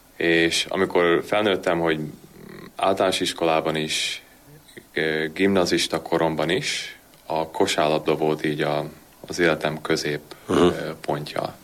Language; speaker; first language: Hungarian; early bilingual, heritage; Hungarian